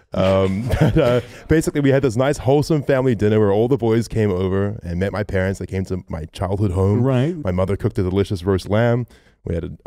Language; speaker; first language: English; native; English